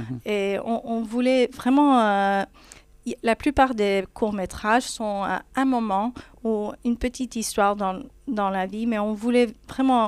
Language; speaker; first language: French; non-native, fluent; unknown